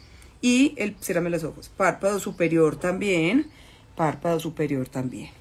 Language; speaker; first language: Spanish; native; Spanish